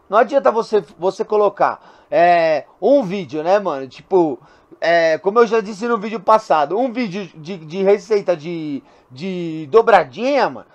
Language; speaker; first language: Portuguese; native; Portuguese